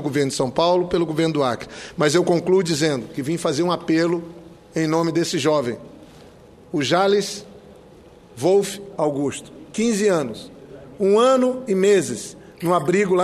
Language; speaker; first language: Portuguese; native; Portuguese